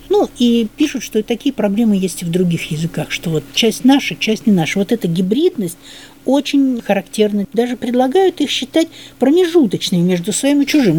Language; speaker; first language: Russian; native; Russian